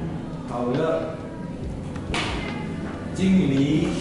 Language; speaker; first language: Chinese; non-native, learner; Indonesian